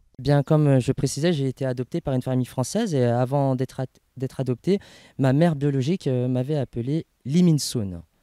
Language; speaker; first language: French; native; French